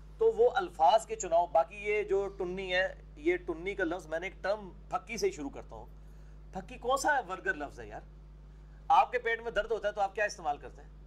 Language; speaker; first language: Urdu; non-native, local second language; Punjabi